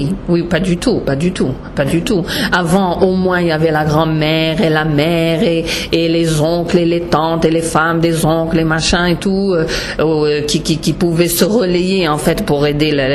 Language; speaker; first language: French; non-native, local second language; Arabic